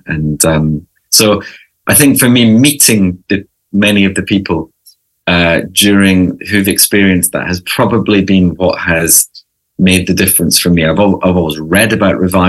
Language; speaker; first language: English; native; English